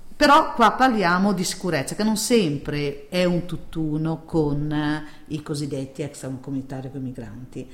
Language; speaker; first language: Italian; native; Italian